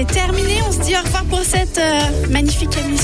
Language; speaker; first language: French; native; French